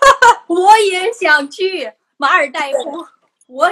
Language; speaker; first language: Chinese; non-native, learner; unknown